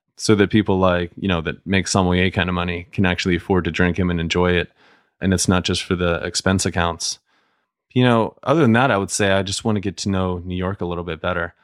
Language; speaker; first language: English; native; English